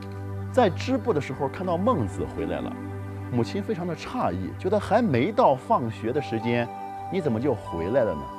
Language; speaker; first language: Chinese; native; Chinese